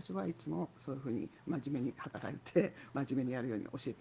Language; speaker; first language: Japanese; native; Japanese